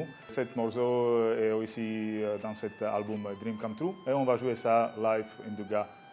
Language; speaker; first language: French; non-native, learner; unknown